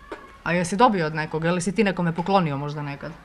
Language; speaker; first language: Croatian; native; Croatian